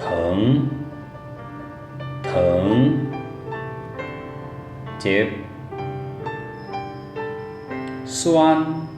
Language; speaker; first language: Chinese; non-native, fluent; Lao